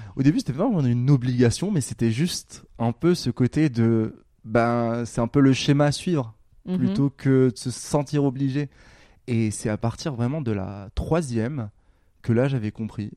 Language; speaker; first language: French; non-native, local second language; Arabic